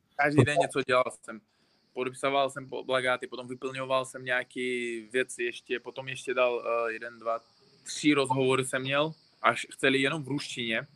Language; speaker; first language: Czech; non-native, fluent; Uzbek